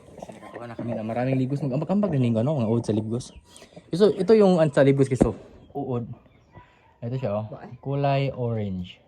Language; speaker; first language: Filipino; non-native, local second language; Cebuano